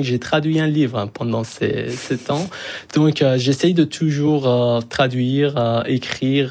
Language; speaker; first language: French; non-native, fluent; Persian